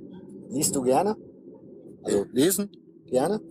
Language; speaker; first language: German; native; German